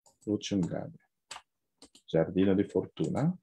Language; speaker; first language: Italian; non-native, fluent; Japanese